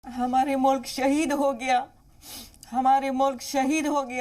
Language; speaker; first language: Hindi; non-native, learner; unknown